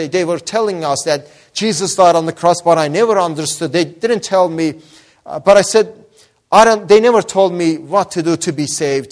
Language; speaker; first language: English; non-native, fluent; Persian